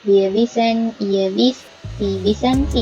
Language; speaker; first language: German; non-native, fluent; Sinhala